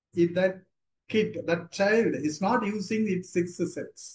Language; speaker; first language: English; non-native, local second language; Tamil